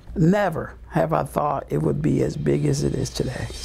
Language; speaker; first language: English; native; English